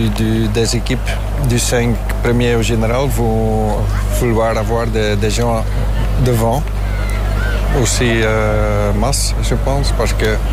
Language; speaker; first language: French; non-native, fluent; Dutch